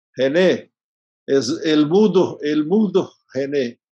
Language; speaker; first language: Spanish; non-native, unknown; Portuguese